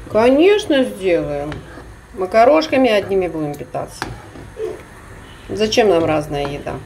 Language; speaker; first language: Russian; native; Russian